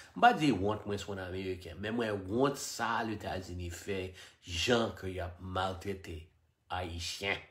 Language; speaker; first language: Haitian Creole; non-native, fluent; English